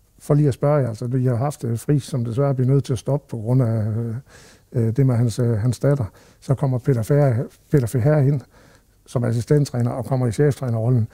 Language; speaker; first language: Danish; native; Danish